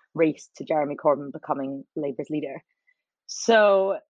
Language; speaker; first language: English; native; English